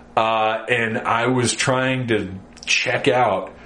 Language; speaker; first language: English; native; English